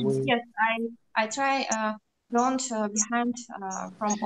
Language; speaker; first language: English; non-native, learner; Russian